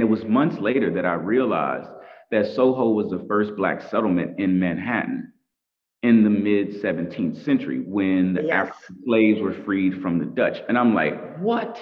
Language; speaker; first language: English; native; English